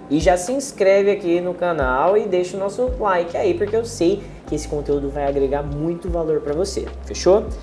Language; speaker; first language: Portuguese; native; Portuguese